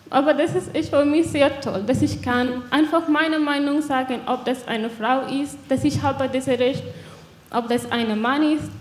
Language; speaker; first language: German; non-native, learner; Persian